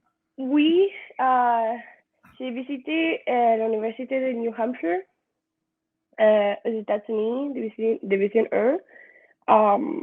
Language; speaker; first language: French; non-native, learner; Spanish